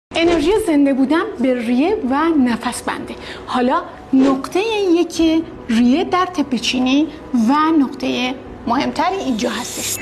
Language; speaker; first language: Persian; native; Persian